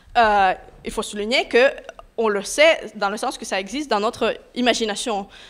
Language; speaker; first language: French; non-native, fluent; Russian